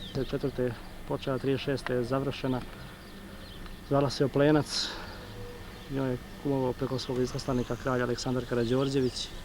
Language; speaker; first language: Bosnian; native; Bosnian